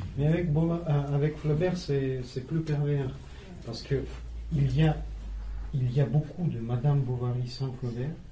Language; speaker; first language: French; non-native, fluent; Russian